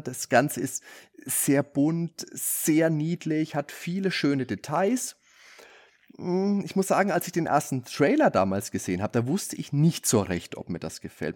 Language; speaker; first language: German; native; German